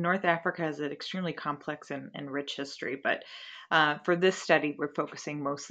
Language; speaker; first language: English; native; English